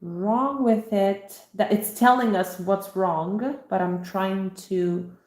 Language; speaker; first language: English; non-native, fluent; Italian